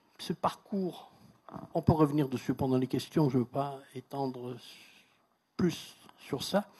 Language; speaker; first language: French; non-native, fluent; Persian